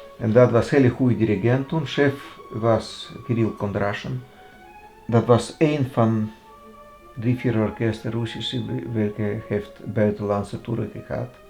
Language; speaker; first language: Dutch; non-native, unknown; Russian